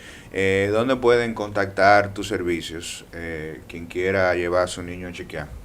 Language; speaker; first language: Spanish; native; Spanish